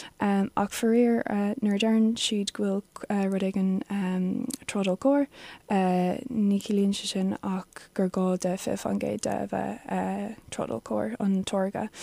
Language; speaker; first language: Irish; non-native, local second language; English